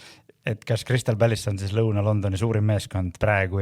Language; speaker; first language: Estonian; native; Estonian